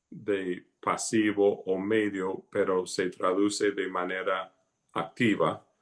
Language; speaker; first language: Spanish; early bilingual, heritage; Spanish